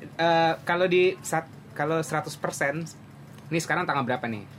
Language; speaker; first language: English; non-native, learner; Indonesian